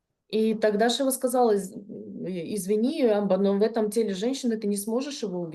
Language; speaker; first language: Russian; native; Russian